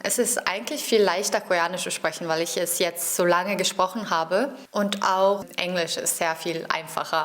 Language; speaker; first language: German; early bilingual, heritage; Norwegian